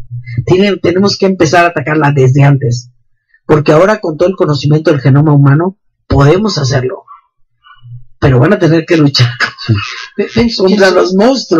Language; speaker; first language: Spanish; native; Spanish